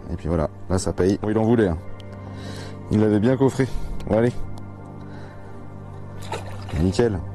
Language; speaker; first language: French; native; French